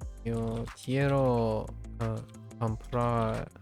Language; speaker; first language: Spanish; non-native, learner; English